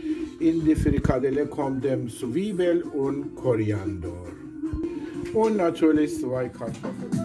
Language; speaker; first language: German; non-native, learner; Persian